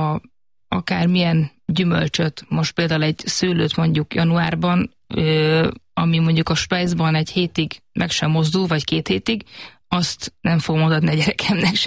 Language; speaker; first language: Hungarian; native; Hungarian